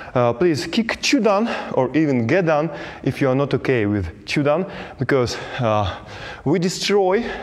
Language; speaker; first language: English; non-native, fluent; Belarusian